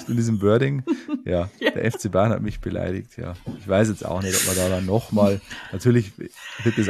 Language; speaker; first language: German; native; German